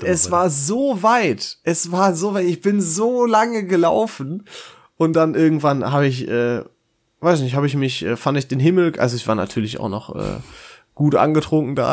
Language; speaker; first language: German; native; German